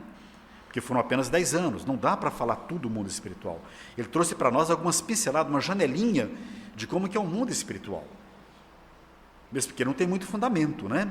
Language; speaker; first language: Portuguese; native; Portuguese